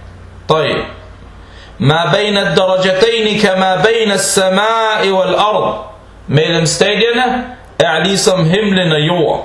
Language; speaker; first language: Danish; early bilingual, other home language; Arabic